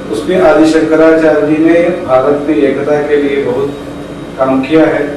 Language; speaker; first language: Hindi; non-native, local second language; Telugu